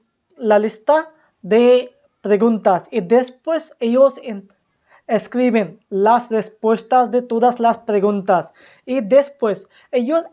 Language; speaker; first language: Spanish; non-native, fluent; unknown